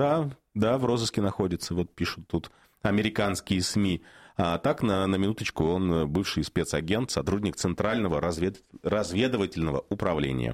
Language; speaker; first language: Russian; native; Russian